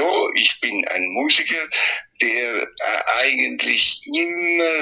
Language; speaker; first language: German; non-native, fluent; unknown